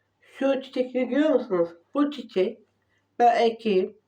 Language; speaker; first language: Turkish; non-native, learner; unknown